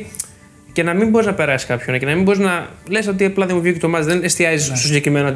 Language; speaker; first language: Greek; native; Greek